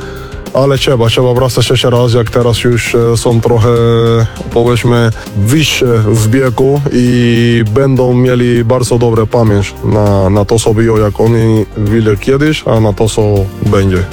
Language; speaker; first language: Polish; non-native, learner; Spanish